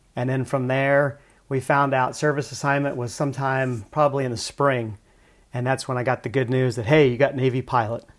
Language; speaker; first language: English; native; English